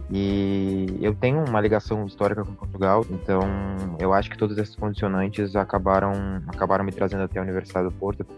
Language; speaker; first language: Portuguese; native; Portuguese